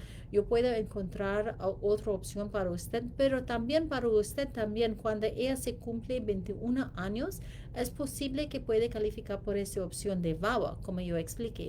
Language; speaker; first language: Spanish; non-native, learner; English